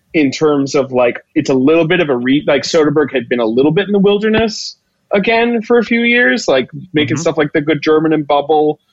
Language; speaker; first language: English; native; English